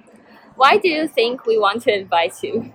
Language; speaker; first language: English; non-native, learner; Chinese